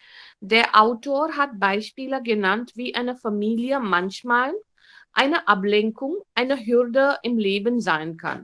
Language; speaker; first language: German; non-native, fluent; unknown